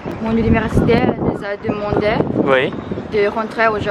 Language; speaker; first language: French; non-native, fluent; Japanese